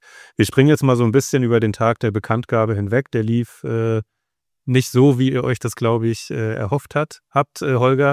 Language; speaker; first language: German; native; German